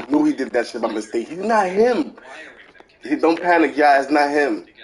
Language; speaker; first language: English; native; English